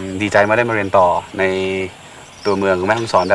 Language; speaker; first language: Thai; native; Thai